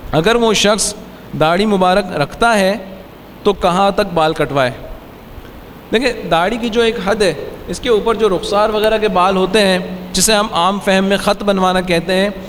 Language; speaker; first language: Urdu; native; Urdu